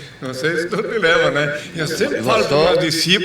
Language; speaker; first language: Portuguese; native; Portuguese